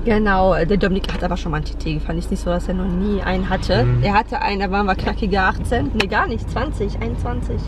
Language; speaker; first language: German; native; German